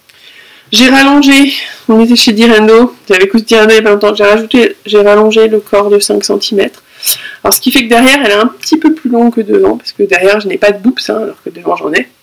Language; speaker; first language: French; native; French